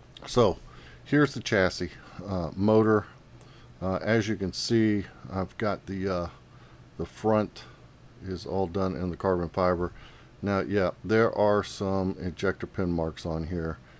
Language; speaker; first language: English; native; English